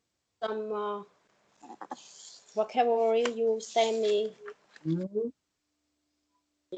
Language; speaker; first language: English; non-native, learner; Vietnamese